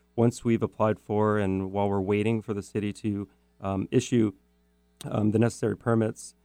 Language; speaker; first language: English; native; English